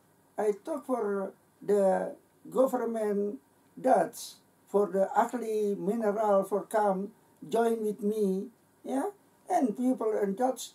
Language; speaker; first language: English; non-native, learner; Indonesian